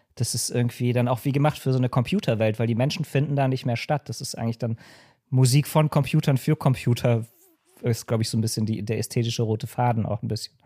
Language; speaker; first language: German; native; German